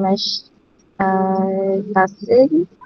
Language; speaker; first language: Arabic; non-native, learner; Malay